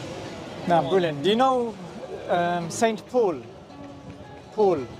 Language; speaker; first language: English; native; English